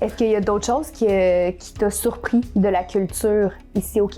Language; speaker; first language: French; native; French